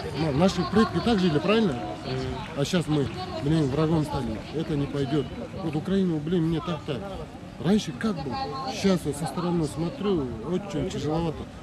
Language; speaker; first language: Russian; non-native, local second language; Kazakh